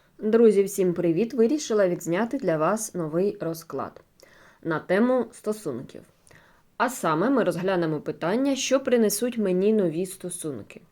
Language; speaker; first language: Ukrainian; non-native, local second language; Russian